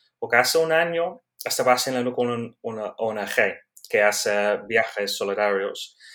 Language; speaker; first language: Spanish; non-native, learner; English